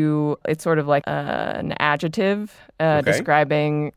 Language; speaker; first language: English; native; English